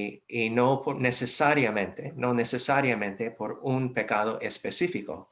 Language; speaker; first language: Spanish; non-native, fluent; English